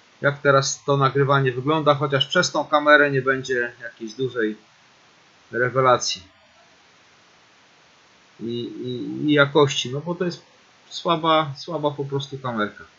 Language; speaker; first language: Polish; native; Polish